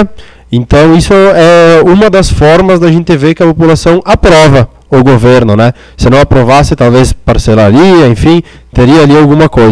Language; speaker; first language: Portuguese; native; Portuguese